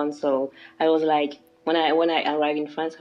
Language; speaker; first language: English; non-native, local second language; French